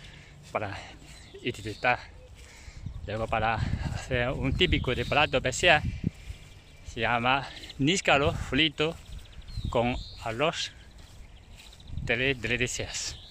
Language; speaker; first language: Spanish; non-native, learner; Chinese